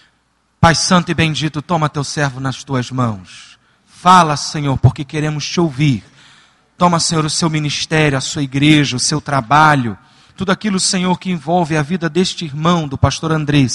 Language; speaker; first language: Portuguese; native; Portuguese